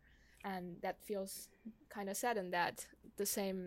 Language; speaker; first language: English; non-native, fluent; Chinese